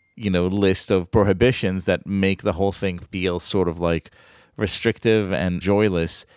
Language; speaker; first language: English; native; English